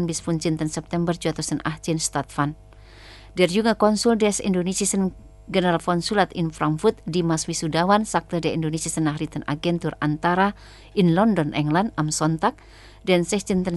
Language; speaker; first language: German; non-native, fluent; Indonesian